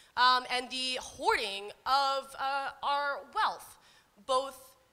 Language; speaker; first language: English; native; English